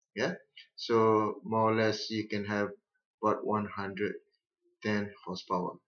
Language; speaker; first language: English; non-native, local second language; Malay